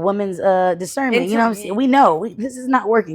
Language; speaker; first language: English; native; English